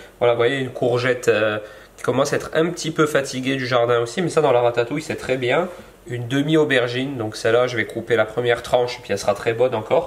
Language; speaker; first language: French; native; French